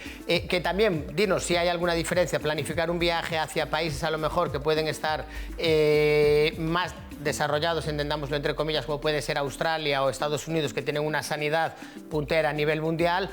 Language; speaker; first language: Spanish; native; Spanish